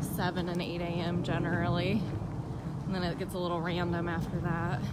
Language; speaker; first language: English; native; English